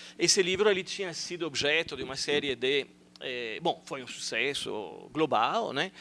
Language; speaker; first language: Portuguese; non-native, fluent; Italian